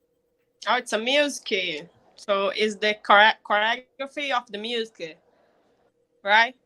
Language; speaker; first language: English; non-native, learner; Portuguese